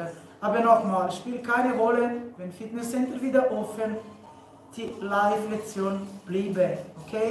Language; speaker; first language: German; non-native, learner; Spanish